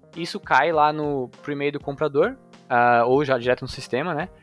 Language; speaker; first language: Portuguese; native; Portuguese